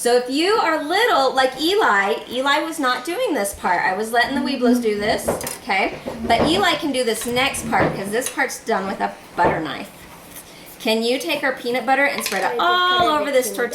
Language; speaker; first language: English; native; English